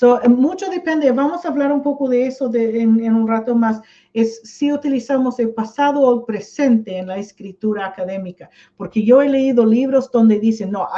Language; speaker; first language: Spanish; non-native, fluent; English